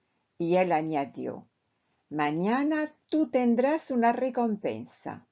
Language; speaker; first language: Spanish; non-native, fluent; French